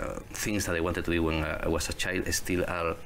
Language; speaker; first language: English; non-native, learner; Spanish